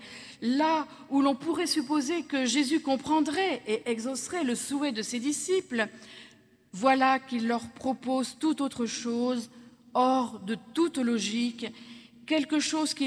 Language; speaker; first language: French; native; French